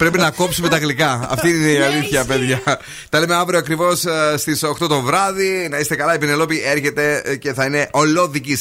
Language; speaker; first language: Greek; native; Greek